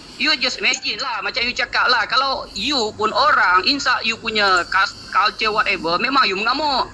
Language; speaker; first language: Malay; non-native, local second language; Iban